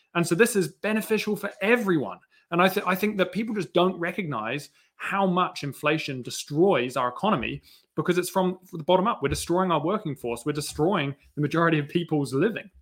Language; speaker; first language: English; native; English